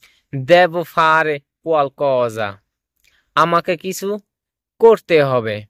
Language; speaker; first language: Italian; non-native, learner; Bangla